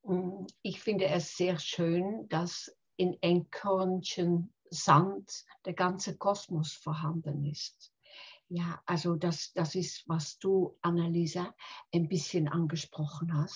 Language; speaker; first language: German; non-native, fluent; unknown